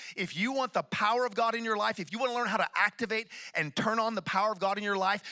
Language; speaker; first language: English; native; English